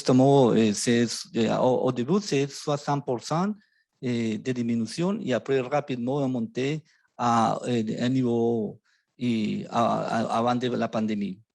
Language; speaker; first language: French; non-native, fluent; Spanish